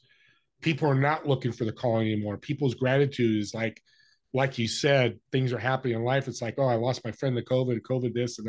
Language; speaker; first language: English; native; English